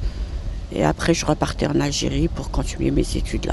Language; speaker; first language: French; non-native, local second language; Arabic